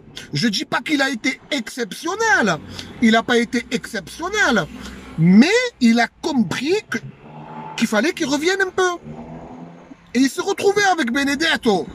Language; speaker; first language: French; native; French